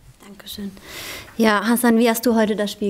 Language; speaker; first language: German; native; German